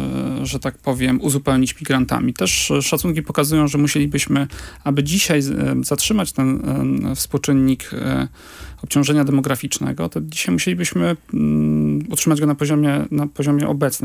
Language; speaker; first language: Polish; native; Polish